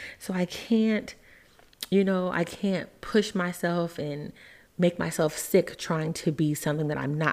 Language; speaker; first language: English; native; English